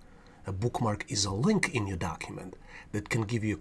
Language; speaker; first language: English; non-native, fluent; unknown